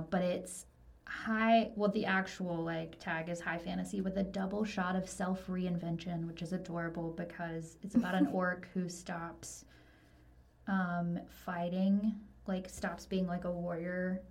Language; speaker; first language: English; native; English